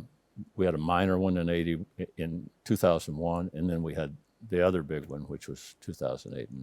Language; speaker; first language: English; native; English